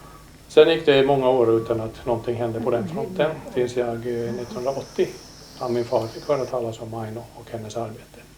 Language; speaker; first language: Swedish; native; Swedish